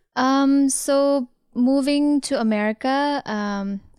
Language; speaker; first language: English; non-native, local second language; Nepali